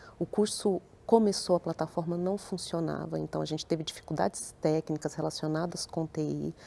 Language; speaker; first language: Portuguese; native; Portuguese